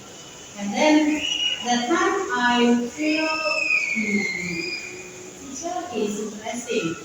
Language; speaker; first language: English; non-native, learner; Indonesian